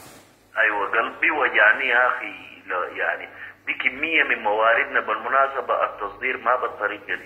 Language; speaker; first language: Arabic; native; Arabic